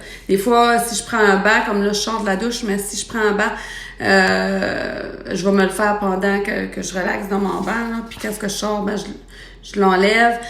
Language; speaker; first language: French; native; French